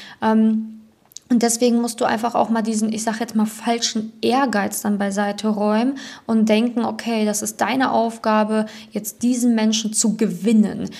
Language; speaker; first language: German; native; German